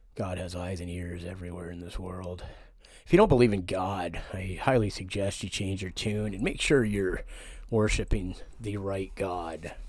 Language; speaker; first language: English; native; English